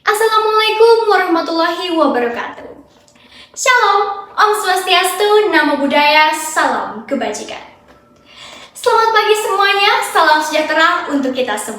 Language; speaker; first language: Indonesian; native; Indonesian